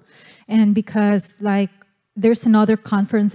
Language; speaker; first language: English; non-native, local second language; Cebuano